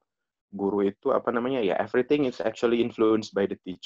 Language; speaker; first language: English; non-native, fluent; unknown